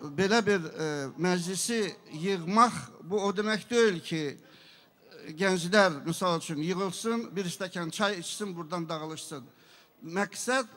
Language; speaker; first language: Azerbaijani; non-native, local second language; Avaric